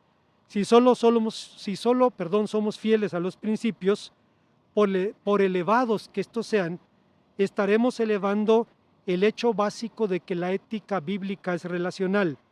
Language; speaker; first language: Spanish; native; Spanish